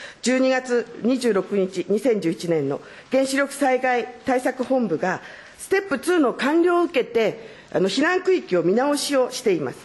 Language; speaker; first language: Japanese; native; Japanese